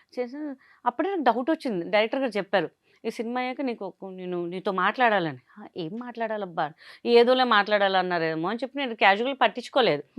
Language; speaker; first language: Telugu; non-native, fluent; Hindi